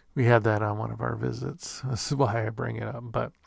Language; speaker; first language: English; native; English